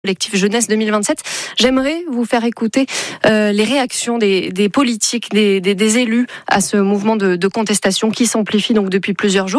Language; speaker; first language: French; native; French